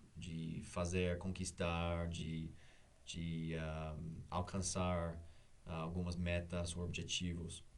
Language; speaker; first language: Portuguese; non-native, learner; English